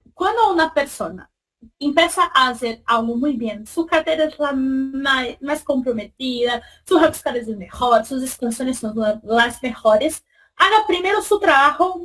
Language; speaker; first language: Spanish; non-native, fluent; Portuguese